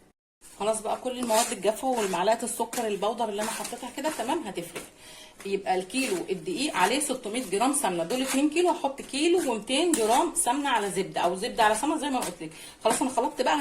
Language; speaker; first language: Arabic; native; Arabic